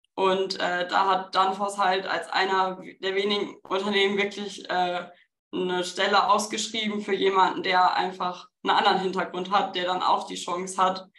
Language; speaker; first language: German; native; German